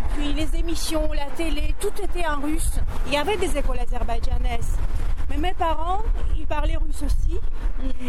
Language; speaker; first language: French; non-native, fluent; Azerbaijani